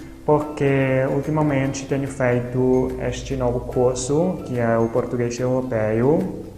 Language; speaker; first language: Portuguese; non-native, fluent; Italian